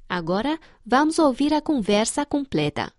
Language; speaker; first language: Portuguese; non-native, fluent; Chinese